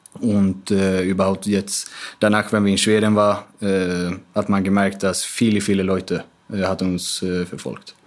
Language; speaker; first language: German; non-native, fluent; Swedish